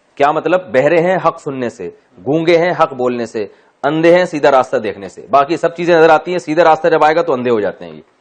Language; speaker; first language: Urdu; native; Urdu